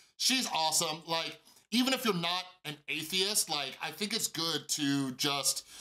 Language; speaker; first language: English; native; English